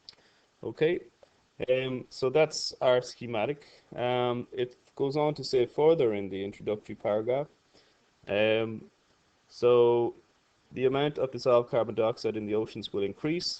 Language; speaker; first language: English; native; English